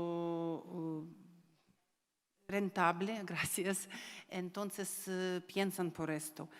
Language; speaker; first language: Spanish; non-native, learner; Ukrainian